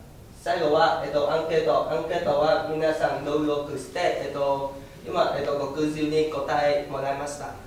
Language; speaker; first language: Japanese; non-native, learner; Vietnamese